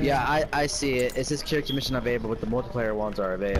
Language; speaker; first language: English; native; English